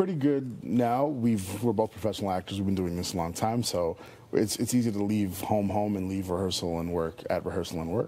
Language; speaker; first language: English; native; English